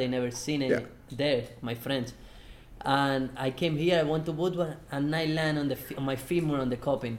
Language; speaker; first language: English; non-native, fluent; Spanish